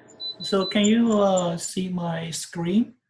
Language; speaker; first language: English; non-native, fluent; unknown